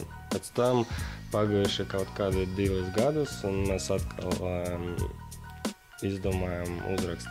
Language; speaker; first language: Latvian; non-native, local second language; Russian